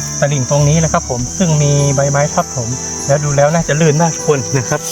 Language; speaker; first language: Thai; native; Thai